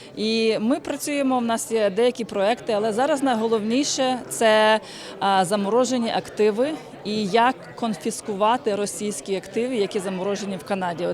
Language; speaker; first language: Ukrainian; early bilingual, heritage; Ukrainian